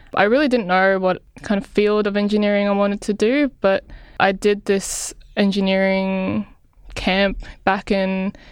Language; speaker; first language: English; non-native, local second language; Filipino